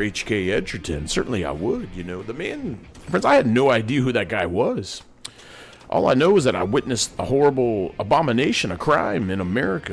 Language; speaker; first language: English; native; English